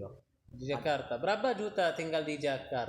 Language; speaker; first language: Indonesian; non-native, learner; Arabic